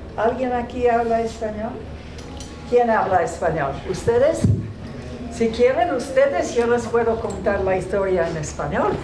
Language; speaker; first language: Spanish; non-native, fluent; Polish